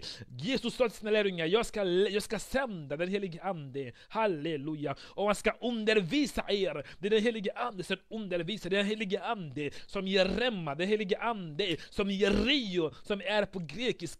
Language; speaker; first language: Swedish; non-native, fluent; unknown